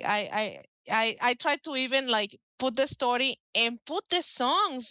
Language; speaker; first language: English; non-native, fluent; Spanish